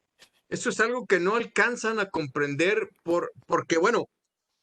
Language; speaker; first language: Spanish; native; Spanish